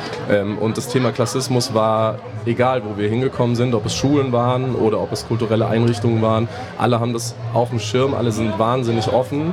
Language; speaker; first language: German; native; German